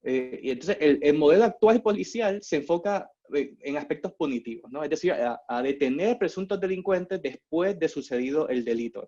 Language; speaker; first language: Spanish; native; Spanish